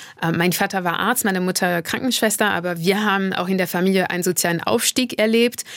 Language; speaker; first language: German; non-native, fluent; French